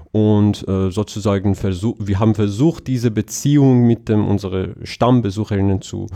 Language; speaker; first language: German; non-native, fluent; Persian